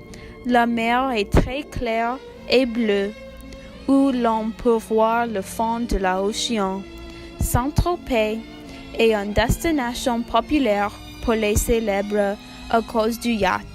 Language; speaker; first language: French; non-native, learner; English